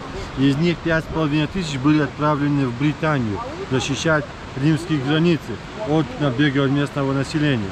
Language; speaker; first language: Russian; native; Russian